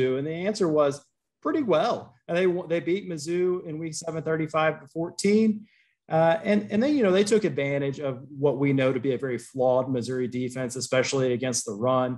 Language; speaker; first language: English; native; English